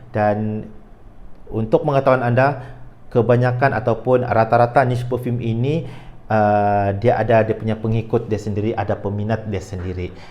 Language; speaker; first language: Malay; native; Malay